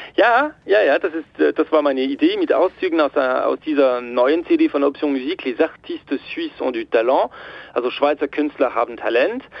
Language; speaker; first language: German; non-native, local second language; French